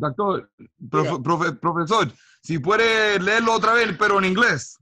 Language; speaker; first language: Spanish; early bilingual, heritage; Spanish